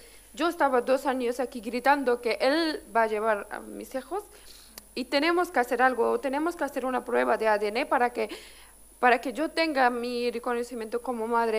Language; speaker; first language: Spanish; non-native, fluent; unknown